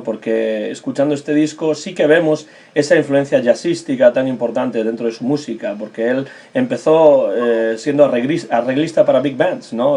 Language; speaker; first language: Spanish; native; Spanish